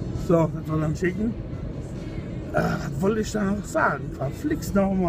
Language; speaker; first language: German; native; German